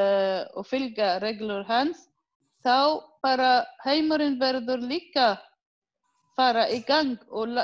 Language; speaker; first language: Icelandic; non-native, learner; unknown